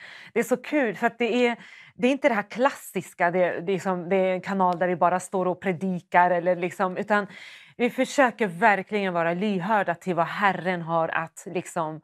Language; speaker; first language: Swedish; native; Swedish